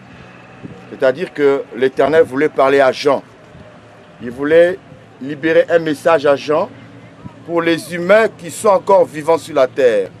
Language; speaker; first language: French; non-native, local second language; Lingala